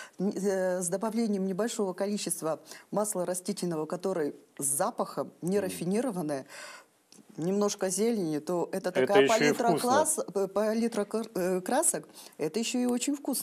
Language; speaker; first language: Russian; native; Russian